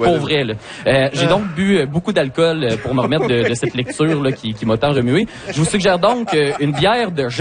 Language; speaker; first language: French; native; French